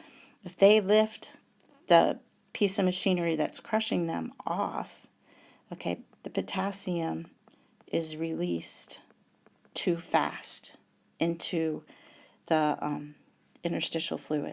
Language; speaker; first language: English; native; English